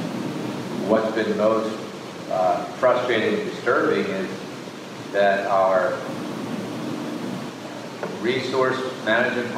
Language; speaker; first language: English; native; English